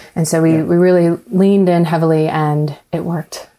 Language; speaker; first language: English; native; English